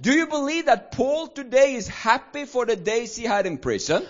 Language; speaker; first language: English; non-native, fluent; Swedish